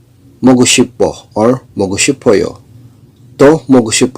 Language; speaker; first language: Korean; non-native, learner; Filipino